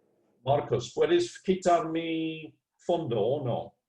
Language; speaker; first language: Spanish; non-native, fluent; English